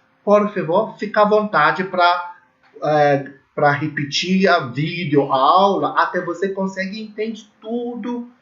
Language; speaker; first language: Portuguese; non-native, learner; English